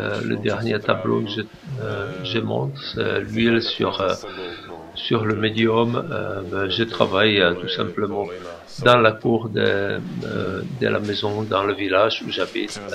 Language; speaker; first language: French; non-native, fluent; Czech